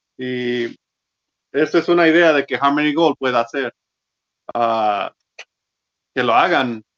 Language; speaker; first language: Spanish; early bilingual, heritage; Spanish